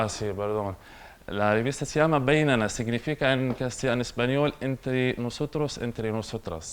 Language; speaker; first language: Spanish; non-native, learner; Arabic